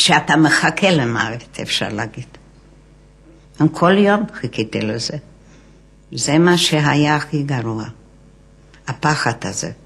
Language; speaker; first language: Hebrew; non-native, fluent; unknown